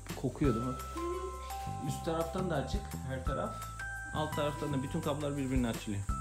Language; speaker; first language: Turkish; native; Turkish